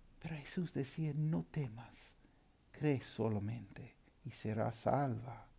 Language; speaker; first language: Spanish; non-native, fluent; English